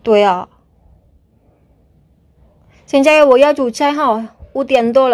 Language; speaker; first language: Chinese; non-native, learner; Indonesian